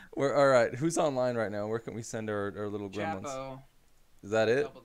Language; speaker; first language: English; native; English